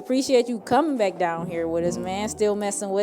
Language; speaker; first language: English; native; English